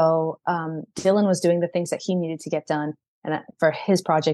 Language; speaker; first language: English; native; English